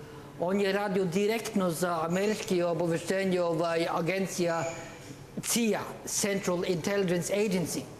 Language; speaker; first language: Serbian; non-native, learner; Norwegian